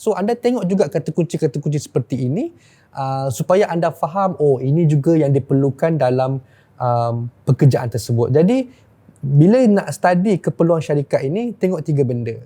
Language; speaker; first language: Malay; native; Malay